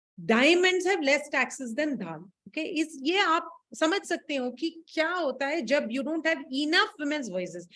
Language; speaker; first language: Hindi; non-native, local second language; Tamil